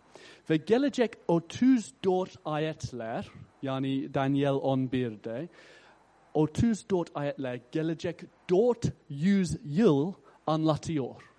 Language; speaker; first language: Turkish; non-native, fluent; English